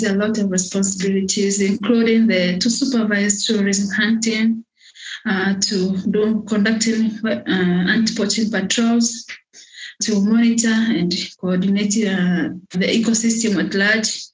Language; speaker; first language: English; non-native, local second language; Swahili